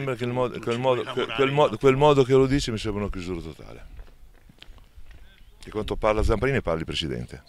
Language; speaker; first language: Italian; native; Italian